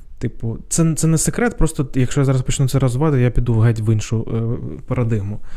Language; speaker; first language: Ukrainian; non-native, local second language; Russian